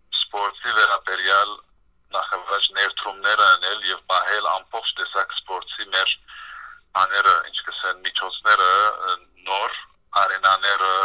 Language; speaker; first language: Armenian; early bilingual, heritage; Armenian